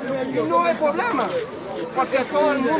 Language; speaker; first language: Spanish; non-native, fluent; Haitian Creole